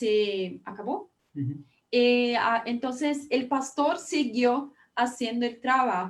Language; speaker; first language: Spanish; non-native, fluent; Portuguese